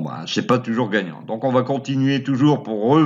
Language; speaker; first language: French; native; French